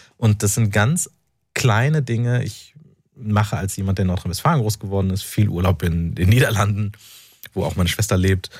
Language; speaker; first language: German; early bilingual, other home language; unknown